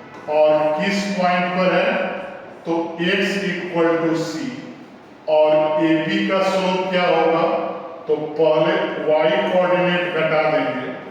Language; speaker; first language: Hindi; native; Hindi